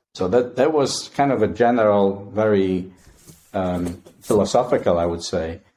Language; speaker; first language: English; non-native, fluent; Polish